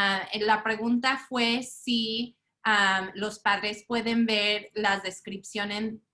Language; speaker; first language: Spanish; early bilingual, heritage; Spanish